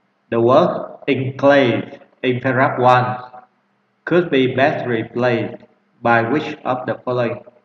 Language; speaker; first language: English; non-native, fluent; Vietnamese